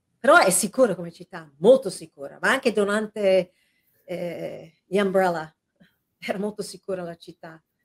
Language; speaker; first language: Italian; non-native, fluent; English